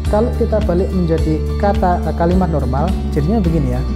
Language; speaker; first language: English; non-native, fluent; Indonesian